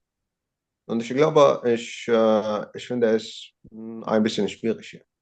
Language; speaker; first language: German; non-native, learner; Arabic